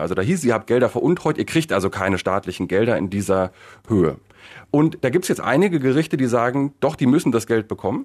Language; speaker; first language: German; native; German